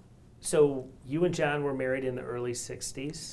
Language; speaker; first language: English; native; English